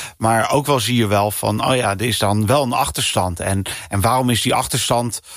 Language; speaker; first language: Dutch; early bilingual, other home language; English